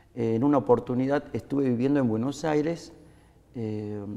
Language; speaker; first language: Spanish; native; Spanish